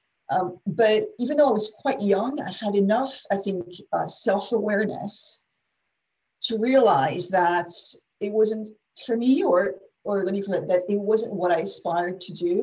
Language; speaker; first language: English; non-native, fluent; French